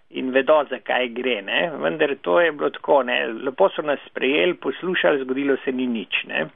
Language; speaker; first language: Slovenian; non-native, local second language; Serbian